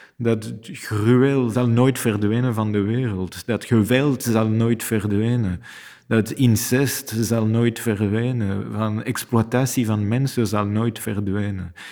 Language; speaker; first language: Dutch; non-native, fluent; French